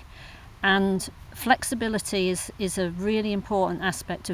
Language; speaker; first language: English; native; English